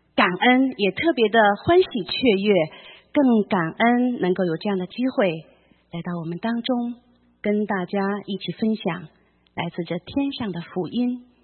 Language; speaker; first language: Chinese; native; Chinese